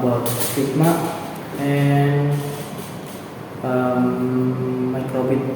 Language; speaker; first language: English; non-native, learner; Indonesian